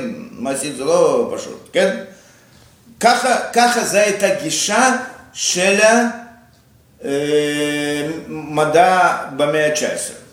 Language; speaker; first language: Hebrew; non-native, fluent; Russian